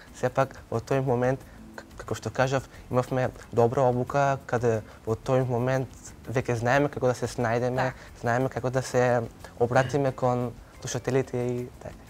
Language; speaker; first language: Macedonian; non-native, local second language; Turkish